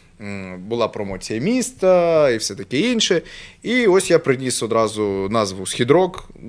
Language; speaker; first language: Ukrainian; native; Ukrainian